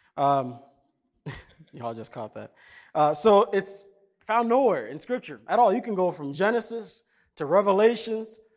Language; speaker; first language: English; early bilingual, other home language; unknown